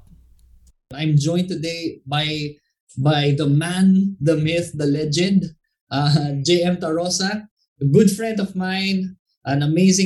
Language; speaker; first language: English; non-native, local second language; Hiligaynon